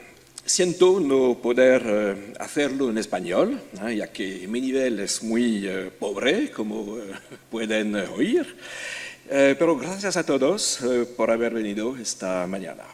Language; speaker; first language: Spanish; non-native, learner; French